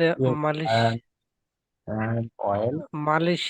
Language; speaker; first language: English; non-native, learner; Bangla